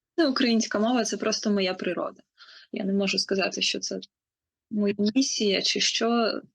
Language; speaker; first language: Ukrainian; native; Ukrainian